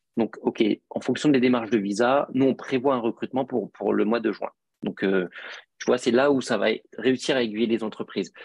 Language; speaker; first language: French; native; French